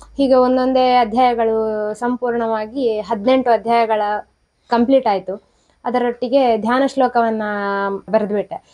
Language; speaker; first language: Kannada; non-native, local second language; Tulu